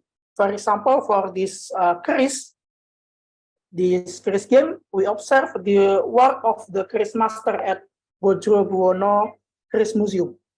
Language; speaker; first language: English; non-native, learner; Indonesian